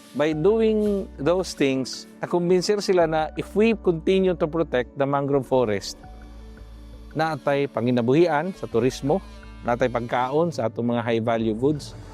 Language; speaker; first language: Cebuano; native; Cebuano